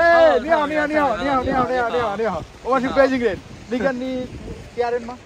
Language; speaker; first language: Chinese; non-native, learner; Bangla